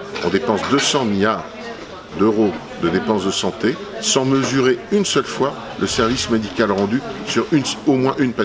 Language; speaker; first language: French; native; French